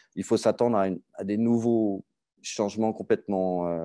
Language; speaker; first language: French; native; French